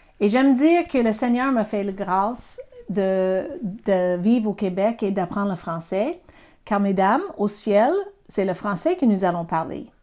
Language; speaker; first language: French; non-native, fluent; English